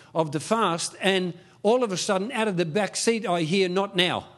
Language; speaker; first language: English; early bilingual, other home language; Dutch